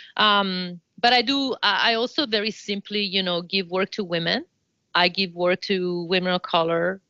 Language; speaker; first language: English; non-native, fluent; Italian